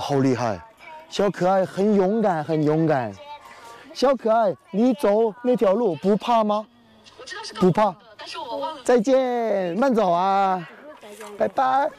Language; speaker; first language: Chinese; non-native, fluent; Korean